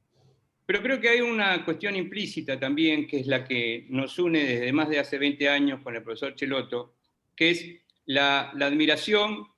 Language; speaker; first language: Spanish; native; Spanish